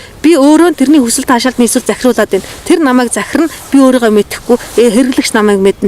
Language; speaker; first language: Mongolian; native; Mongolian